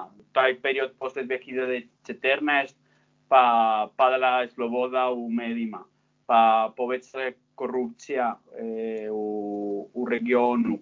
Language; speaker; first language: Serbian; non-native, fluent; Spanish